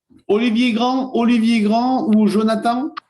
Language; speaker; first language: French; native; French